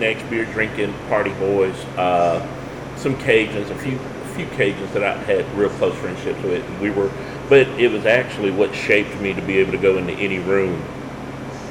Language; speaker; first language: English; native; English